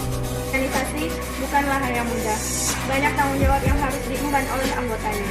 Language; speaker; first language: Indonesian; non-native, local second language; Minangkabau